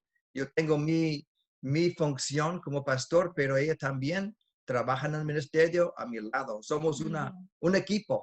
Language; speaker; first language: Spanish; non-native, fluent; English